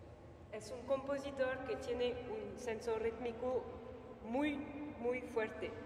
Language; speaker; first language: Spanish; non-native, fluent; French